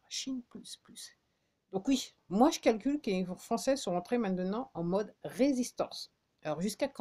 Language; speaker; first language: French; native; French